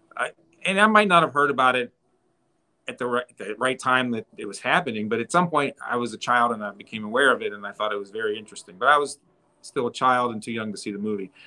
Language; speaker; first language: English; native; English